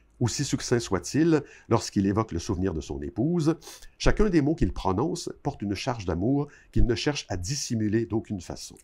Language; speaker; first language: French; native; French